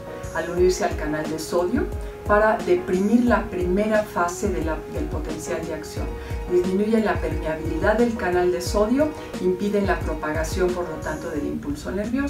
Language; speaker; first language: Spanish; native; Spanish